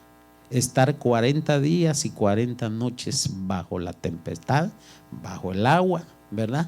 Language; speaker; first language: Spanish; native; Spanish